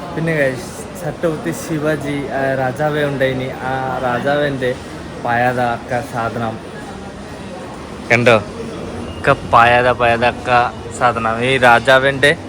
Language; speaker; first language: Malayalam; non-native, learner; Bangla